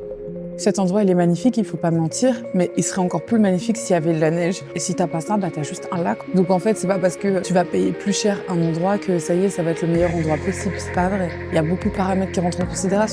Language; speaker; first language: French; native; French